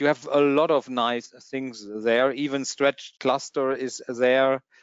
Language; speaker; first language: English; non-native, fluent; German